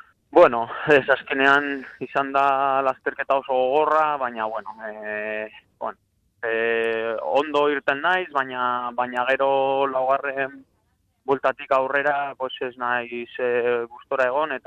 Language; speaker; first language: Basque; non-native, local second language; Spanish